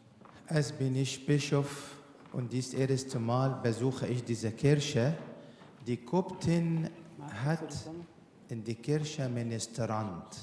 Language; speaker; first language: German; non-native, learner; Arabic